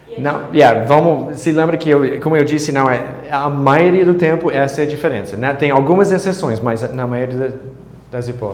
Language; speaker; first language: Portuguese; non-native, fluent; English